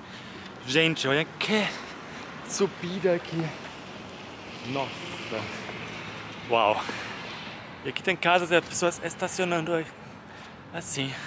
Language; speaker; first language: Portuguese; non-native, fluent; German